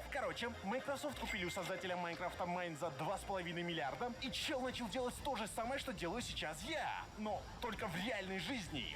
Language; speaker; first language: Russian; native; Russian